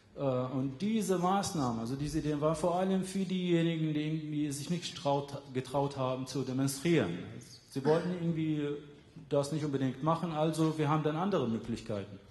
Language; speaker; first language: German; non-native, fluent; Arabic